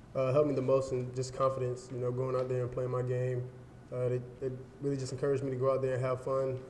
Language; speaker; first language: English; native; English